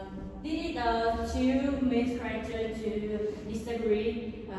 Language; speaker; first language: English; non-native, learner; Vietnamese